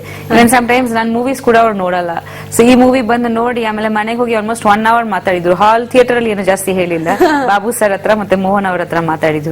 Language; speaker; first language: Kannada; non-native, fluent; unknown